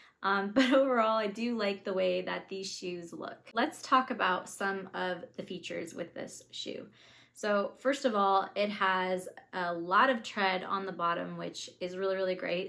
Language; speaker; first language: English; native; English